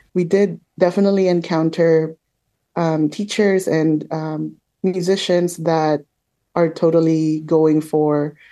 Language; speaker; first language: English; non-native, local second language; Filipino